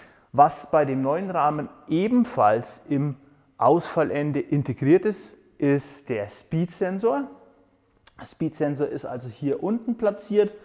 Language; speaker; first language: German; native; German